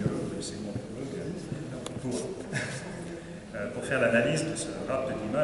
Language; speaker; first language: French; native; French